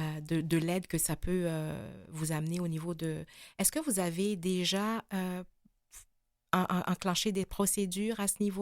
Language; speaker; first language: French; native; French